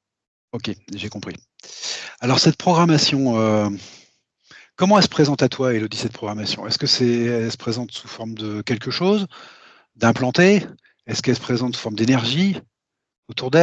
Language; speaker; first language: French; native; French